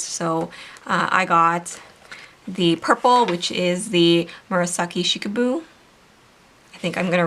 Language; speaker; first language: English; native; English